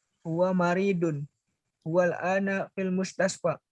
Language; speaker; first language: Arabic; non-native, learner; Javanese